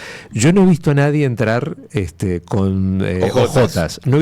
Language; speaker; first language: Spanish; native; Spanish